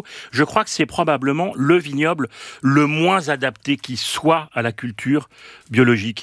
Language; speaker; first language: French; native; French